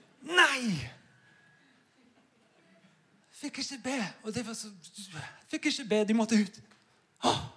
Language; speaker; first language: Norwegian; non-native, fluent; English